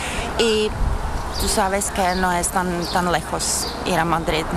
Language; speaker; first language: Spanish; non-native, fluent; Czech